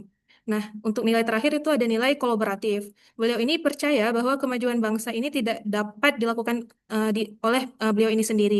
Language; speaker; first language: Indonesian; native; Indonesian